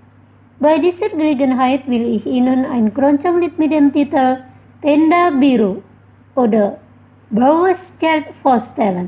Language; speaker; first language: German; non-native, fluent; Indonesian